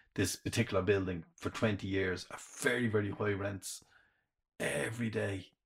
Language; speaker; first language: English; native; English